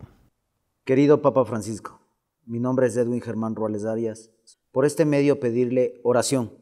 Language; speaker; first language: Spanish; native; Spanish